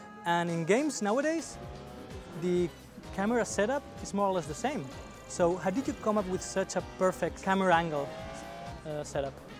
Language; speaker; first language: English; non-native, fluent; Spanish